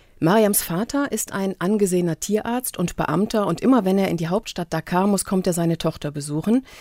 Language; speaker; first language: German; native; German